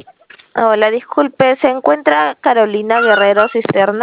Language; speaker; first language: Spanish; native; Spanish